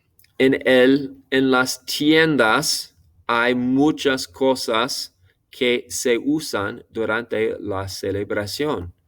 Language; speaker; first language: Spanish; non-native, fluent; English